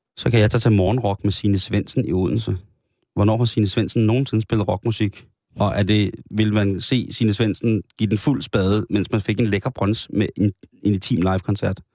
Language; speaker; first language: Danish; native; Danish